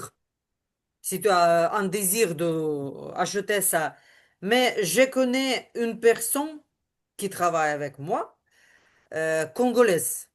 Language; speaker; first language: French; non-native, learner; Ukrainian